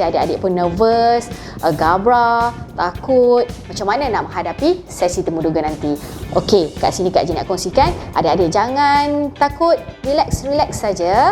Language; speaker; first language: Malay; native; Malay